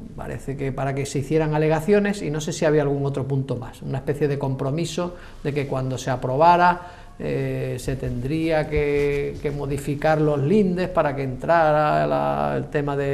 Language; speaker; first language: Spanish; native; Spanish